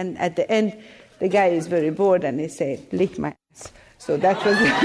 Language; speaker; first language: English; non-native, fluent; Persian